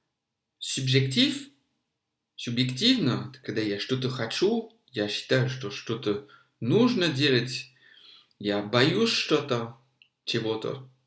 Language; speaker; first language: Russian; non-native, fluent; French